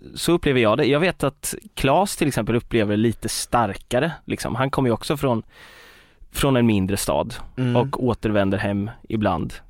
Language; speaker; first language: Swedish; native; Swedish